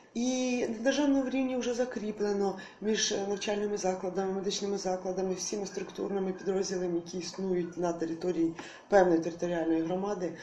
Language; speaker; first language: Ukrainian; native; Ukrainian